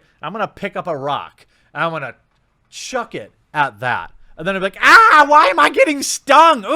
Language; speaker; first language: English; native; English